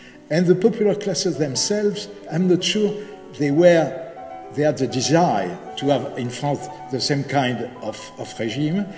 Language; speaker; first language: English; non-native, fluent; French